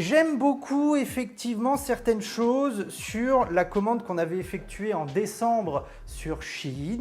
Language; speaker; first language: French; native; French